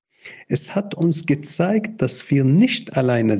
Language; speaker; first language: German; non-native, fluent; Arabic